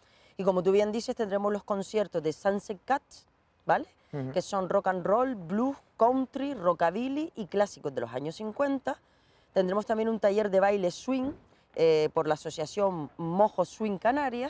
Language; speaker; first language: Spanish; native; Spanish